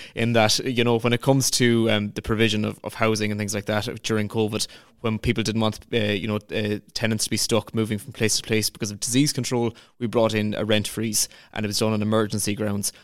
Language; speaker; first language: English; native; English